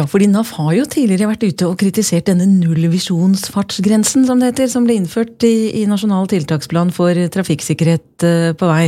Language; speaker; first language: Norwegian; native; Norwegian